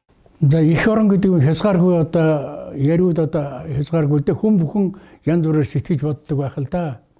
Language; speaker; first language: Mongolian; native; Mongolian